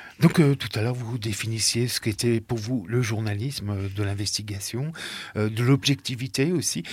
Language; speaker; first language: French; native; French